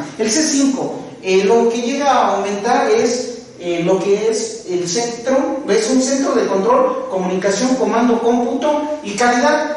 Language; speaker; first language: Spanish; native; Spanish